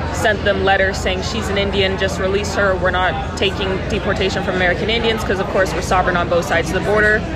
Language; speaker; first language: English; native; English